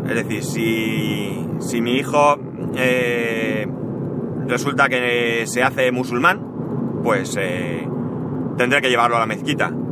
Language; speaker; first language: Spanish; native; Spanish